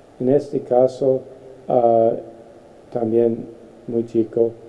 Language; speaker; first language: Spanish; non-native, fluent; English